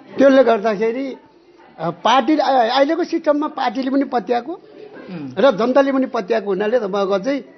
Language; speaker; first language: Nepali; non-native, local second language; Eastern Tamang